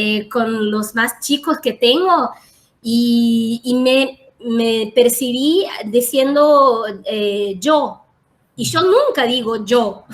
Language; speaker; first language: Spanish; non-native, fluent; Portuguese